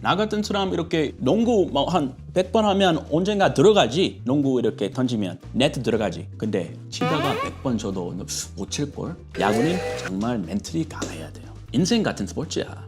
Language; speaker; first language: Korean; non-native, fluent; English